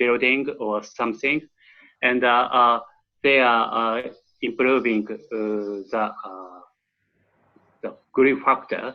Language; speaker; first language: English; non-native, learner; Japanese